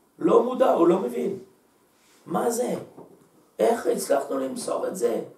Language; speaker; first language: Hebrew; native; Hebrew